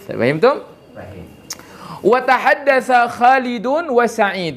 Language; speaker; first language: Arabic; non-native, fluent; Indonesian